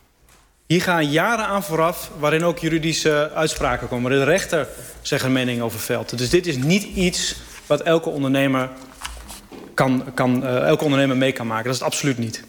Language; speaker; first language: Dutch; native; Dutch